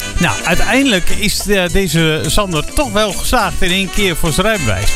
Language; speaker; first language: Dutch; native; Dutch